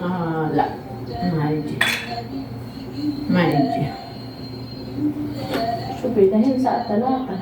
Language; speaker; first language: Arabic; non-native, learner; Filipino